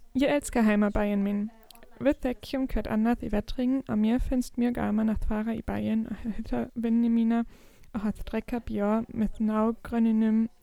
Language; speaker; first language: Icelandic; non-native, learner; German